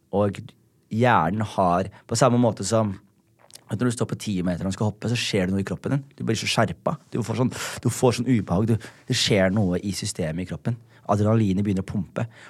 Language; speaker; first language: Norwegian; early bilingual, other home language; Somali